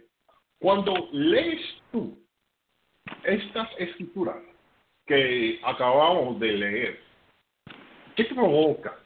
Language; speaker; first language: Spanish; non-native, fluent; English